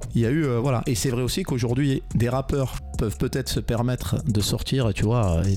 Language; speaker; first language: French; native; French